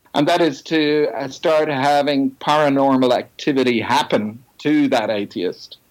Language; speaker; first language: English; native; English